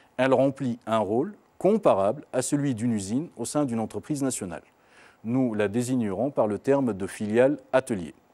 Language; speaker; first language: French; non-native, local second language; Arabic